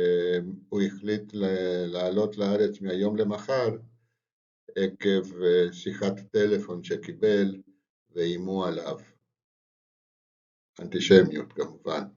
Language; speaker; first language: Hebrew; non-native, fluent; Spanish